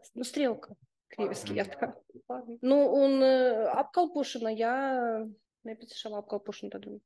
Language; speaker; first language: Latvian; non-native, local second language; Russian